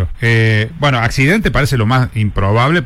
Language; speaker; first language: Spanish; native; Spanish